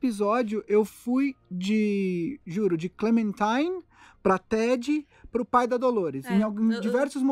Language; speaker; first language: Portuguese; native; Portuguese